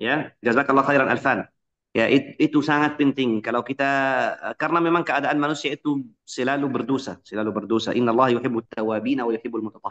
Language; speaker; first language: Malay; non-native, fluent; Arabic